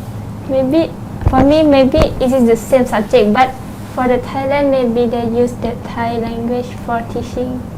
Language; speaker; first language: English; non-native, learner; Thai